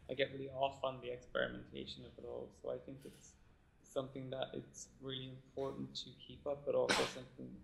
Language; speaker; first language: English; native; English